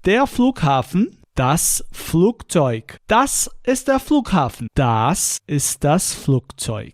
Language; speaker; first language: German; non-native, fluent; Portuguese